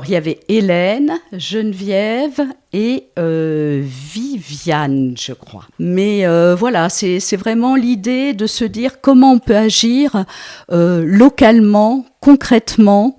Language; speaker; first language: French; native; French